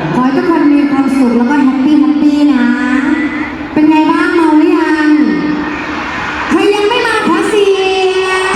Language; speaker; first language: Thai; native; Thai